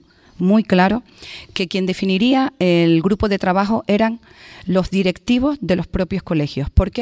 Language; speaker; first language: Spanish; native; Spanish